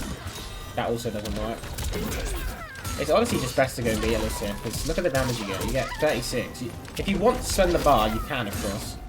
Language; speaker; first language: English; native; English